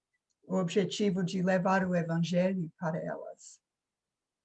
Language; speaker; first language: Portuguese; non-native, fluent; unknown